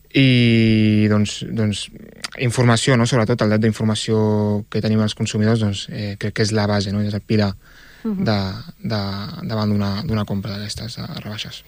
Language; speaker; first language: Catalan; early bilingual, other home language; Arabic